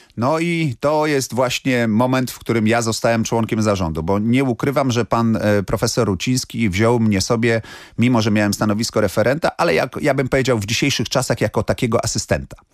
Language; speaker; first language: Polish; native; Polish